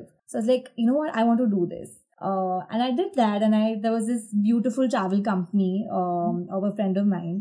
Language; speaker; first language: English; non-native, local second language; Gujarati